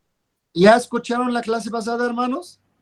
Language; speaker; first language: Spanish; non-native, fluent; Arabic